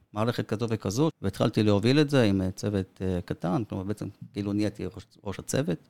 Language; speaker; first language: Hebrew; early bilingual, other home language; Spanish